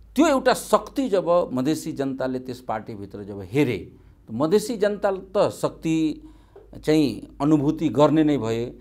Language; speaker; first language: Nepali; non-native, local second language; Maithili